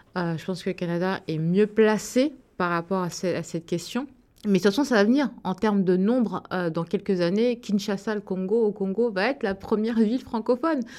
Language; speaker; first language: French; early bilingual, other home language; Wolof